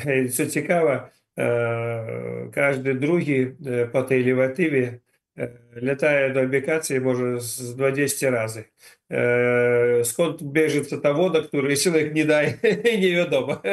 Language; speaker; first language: Polish; non-native, learner; Ukrainian